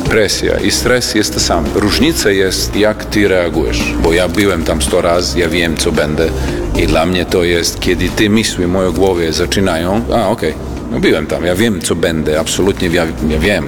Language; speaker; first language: Polish; non-native, fluent; Serbian